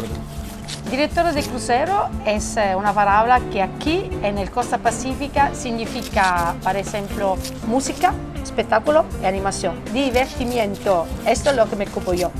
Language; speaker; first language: Spanish; non-native, fluent; Italian